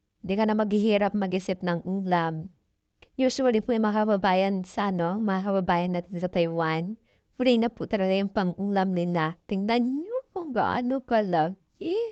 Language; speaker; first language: Filipino; non-native, local second language; Cebuano